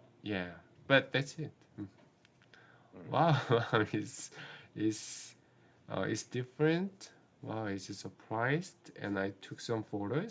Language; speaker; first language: English; non-native, learner; Korean